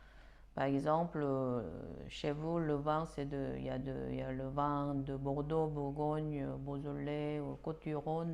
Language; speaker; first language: French; non-native, fluent; Korean